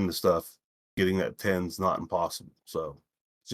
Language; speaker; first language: English; native; English